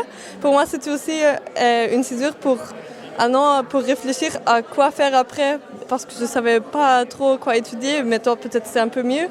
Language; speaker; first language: French; non-native, fluent; German